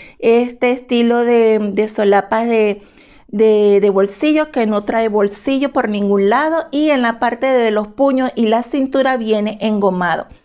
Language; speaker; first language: Spanish; native; Spanish